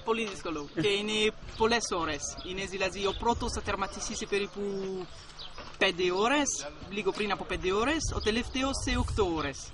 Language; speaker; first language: Greek; non-native, fluent; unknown